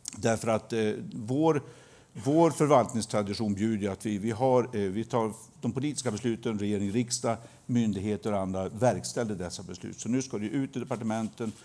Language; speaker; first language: Swedish; native; Swedish